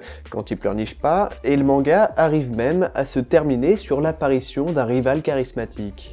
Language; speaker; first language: French; native; French